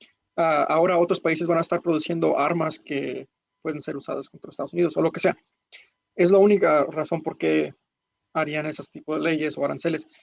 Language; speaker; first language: Spanish; early bilingual, heritage; Spanish